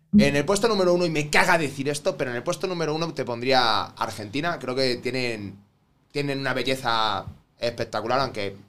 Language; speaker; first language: Spanish; native; Spanish